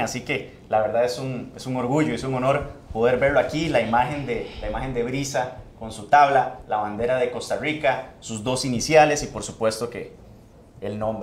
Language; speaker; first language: Spanish; native; Spanish